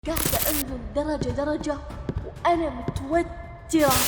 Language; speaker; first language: Arabic; native; Arabic